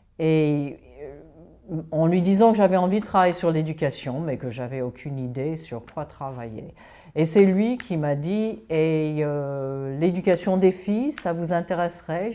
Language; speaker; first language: French; early bilingual, heritage; English